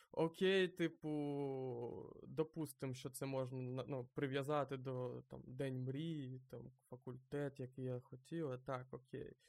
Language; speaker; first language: Ukrainian; non-native, local second language; Russian